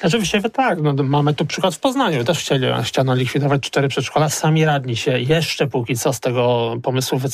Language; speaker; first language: Polish; native; Polish